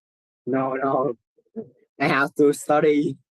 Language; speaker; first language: English; non-native, learner; Vietnamese